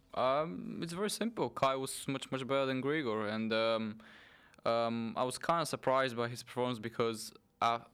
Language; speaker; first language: English; non-native, fluent; Bulgarian